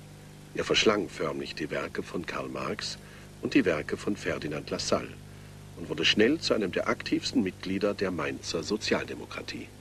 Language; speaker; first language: German; native; German